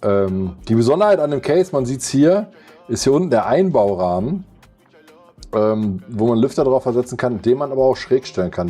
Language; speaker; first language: German; native; German